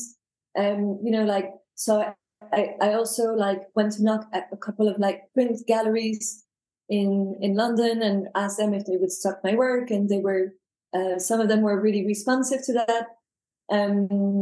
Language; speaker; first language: English; non-native, fluent; French